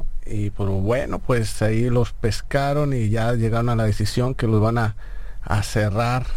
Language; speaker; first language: Spanish; native; Spanish